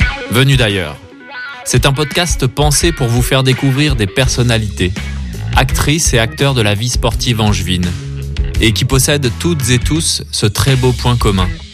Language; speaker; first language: French; native; French